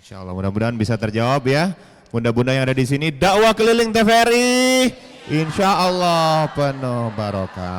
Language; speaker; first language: Indonesian; native; Indonesian